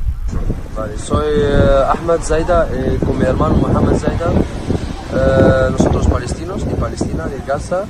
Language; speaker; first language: Spanish; non-native, learner; Arabic